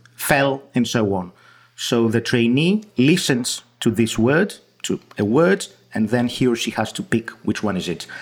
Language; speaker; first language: English; non-native, fluent; Greek